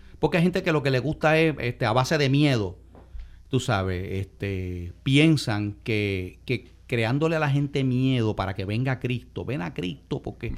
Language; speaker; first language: Spanish; native; Spanish